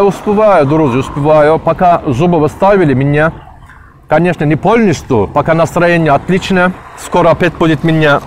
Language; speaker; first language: Russian; non-native, learner; Turkish